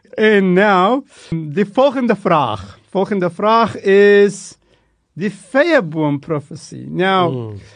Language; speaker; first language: Afrikaans; non-native, local second language; English